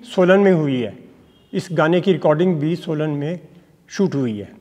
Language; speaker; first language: Hindi; native; Hindi